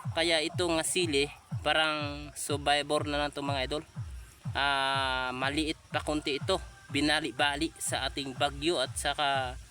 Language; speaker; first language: Filipino; non-native, local second language; Masbatenyo